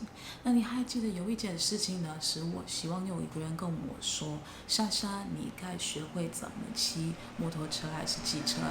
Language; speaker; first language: Chinese; non-native, fluent; English